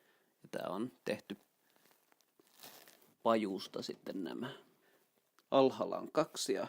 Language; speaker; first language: Finnish; native; Finnish